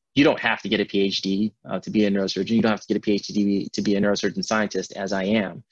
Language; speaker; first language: English; native; English